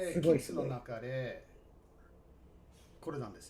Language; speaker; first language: Japanese; non-native, fluent; English